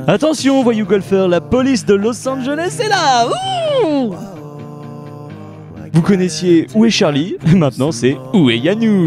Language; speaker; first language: French; native; French